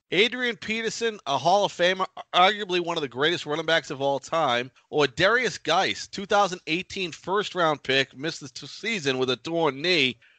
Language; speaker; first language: English; native; English